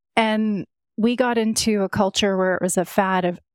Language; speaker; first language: English; native; English